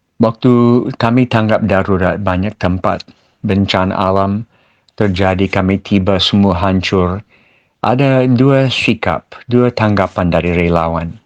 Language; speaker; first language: Malay; non-native, fluent; English